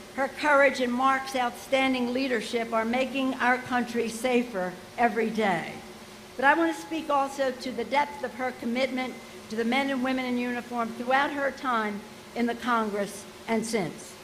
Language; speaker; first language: English; native; English